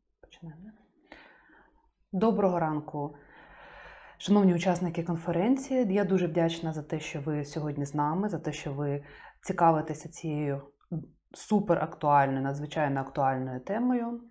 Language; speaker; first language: Ukrainian; native; Ukrainian